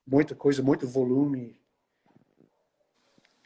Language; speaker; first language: Portuguese; non-native, fluent; English